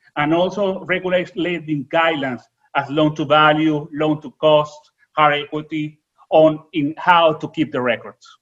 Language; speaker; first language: English; non-native, fluent; Spanish